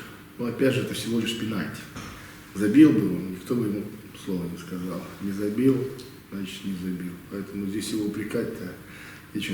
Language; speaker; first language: Russian; native; Russian